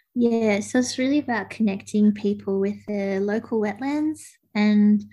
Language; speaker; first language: English; native; English